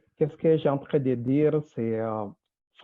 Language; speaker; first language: French; non-native, local second language; Rundi